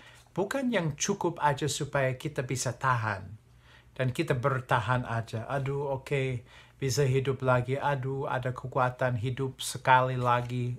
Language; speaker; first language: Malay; non-native, fluent; English